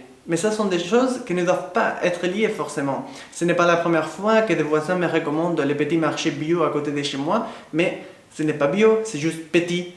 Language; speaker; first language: French; non-native, fluent; Spanish